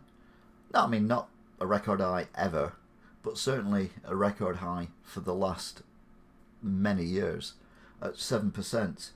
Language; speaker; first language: English; native; English